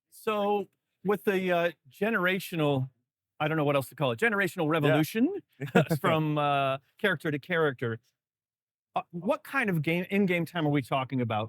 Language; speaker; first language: English; native; English